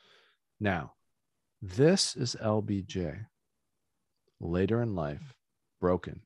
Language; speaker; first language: English; native; English